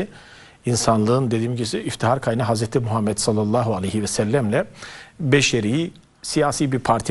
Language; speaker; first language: Turkish; native; Turkish